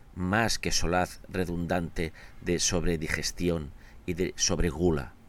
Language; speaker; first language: Spanish; non-native, local second language; Catalan